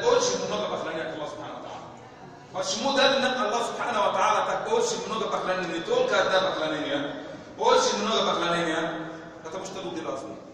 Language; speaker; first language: Russian; non-native, fluent; Arabic